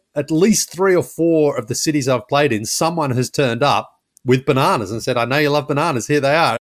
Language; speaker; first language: English; native; English